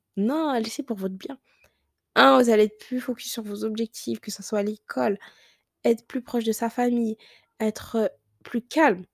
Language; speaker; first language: French; early bilingual, other home language; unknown